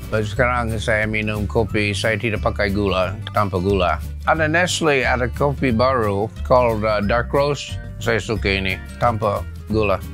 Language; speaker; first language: Malay; non-native, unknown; English